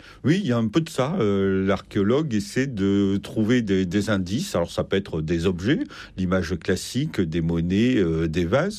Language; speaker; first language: French; native; French